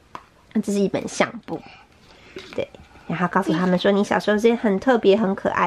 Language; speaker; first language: Chinese; native; Chinese